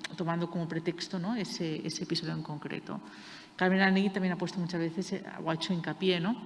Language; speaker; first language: Spanish; native; Spanish